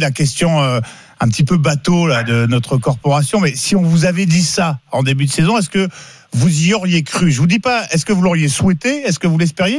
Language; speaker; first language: French; native; French